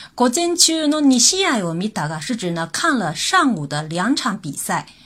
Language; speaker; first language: Japanese; non-native, fluent; Chinese